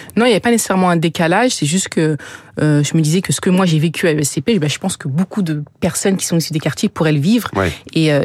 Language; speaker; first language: French; native; French